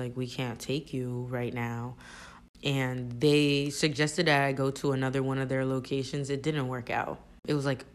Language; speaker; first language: English; early bilingual, other home language; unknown